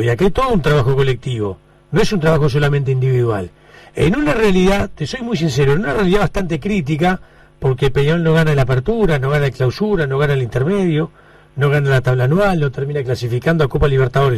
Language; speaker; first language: Spanish; native; Spanish